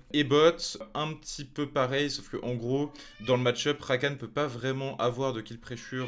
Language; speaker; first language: French; native; French